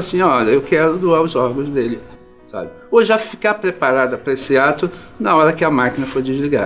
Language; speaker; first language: Portuguese; native; Portuguese